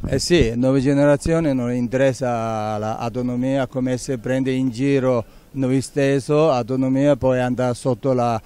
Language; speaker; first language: Italian; non-native, learner; Tibetan